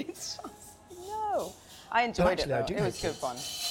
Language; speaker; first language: English; native; English